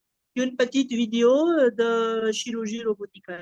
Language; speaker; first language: French; non-native, fluent; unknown